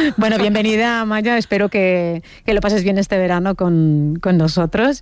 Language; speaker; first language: Spanish; native; Spanish